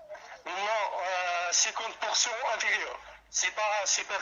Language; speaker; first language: French; non-native, local second language; Arabic